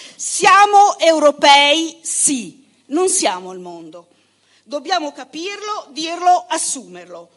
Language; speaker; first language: Italian; native; Italian